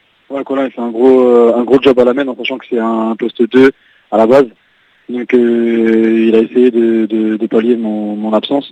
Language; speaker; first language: French; native; French